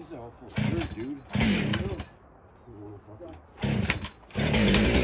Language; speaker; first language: English; native; English